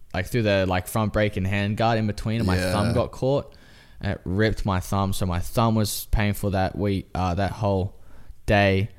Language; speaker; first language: English; native; English